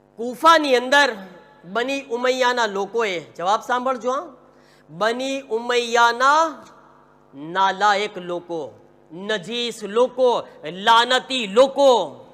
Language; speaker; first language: Gujarati; early bilingual, heritage; Gujarati